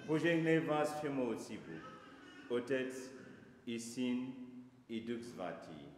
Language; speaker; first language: Czech; non-native, learner; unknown